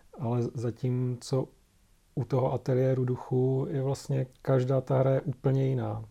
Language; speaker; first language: Czech; native; Czech